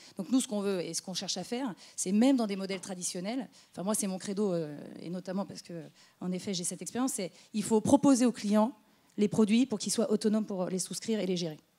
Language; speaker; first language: French; native; French